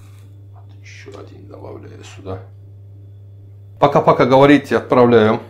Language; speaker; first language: Russian; non-native, learner; Turkish